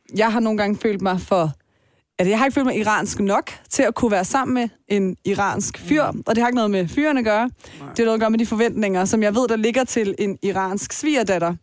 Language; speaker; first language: Danish; early bilingual, other home language; Persian